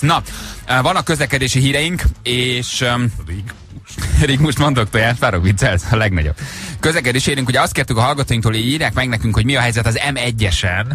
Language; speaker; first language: Hungarian; native; Hungarian